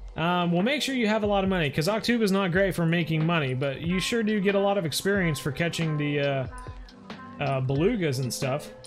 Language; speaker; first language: English; native; English